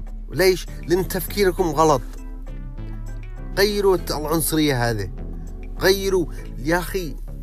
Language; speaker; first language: Arabic; early bilingual, heritage; Arabic